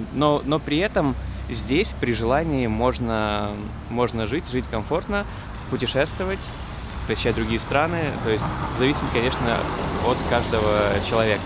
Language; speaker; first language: Russian; native; Russian